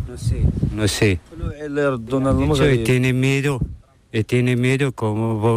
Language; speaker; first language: Spanish; non-native, learner; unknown